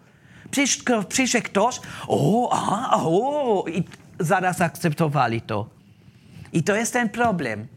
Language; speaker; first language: Polish; non-native, learner; German